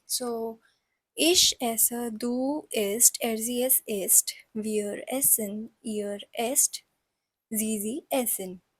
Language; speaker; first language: German; non-native, fluent; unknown